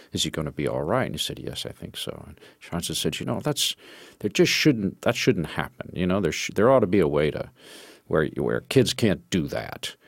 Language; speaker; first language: English; native; English